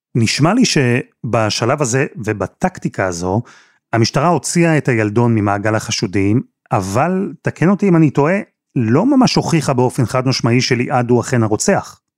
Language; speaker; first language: Hebrew; native; Hebrew